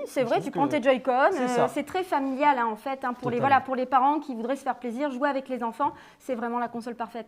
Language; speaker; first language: French; native; French